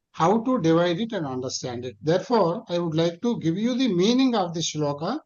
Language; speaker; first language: English; non-native, local second language; Telugu